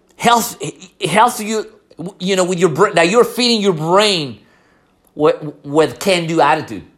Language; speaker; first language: English; non-native, fluent; Spanish